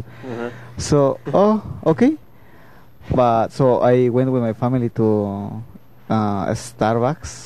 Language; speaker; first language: English; non-native, learner; Spanish